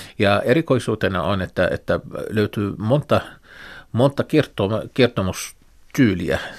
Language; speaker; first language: Finnish; non-native, fluent; Arabic